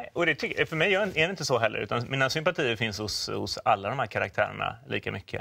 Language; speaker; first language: Swedish; native; Swedish